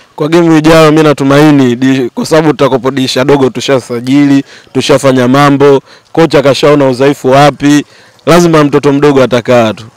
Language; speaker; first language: Swahili; native; Swahili